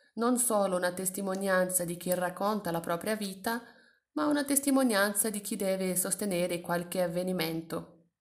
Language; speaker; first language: Italian; non-native, fluent; Portuguese